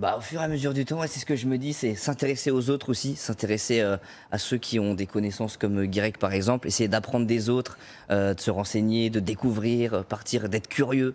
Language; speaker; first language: French; native; French